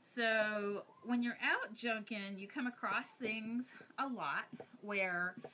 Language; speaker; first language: English; native; English